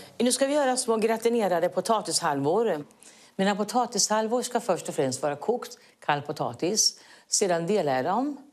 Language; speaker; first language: Swedish; native; Swedish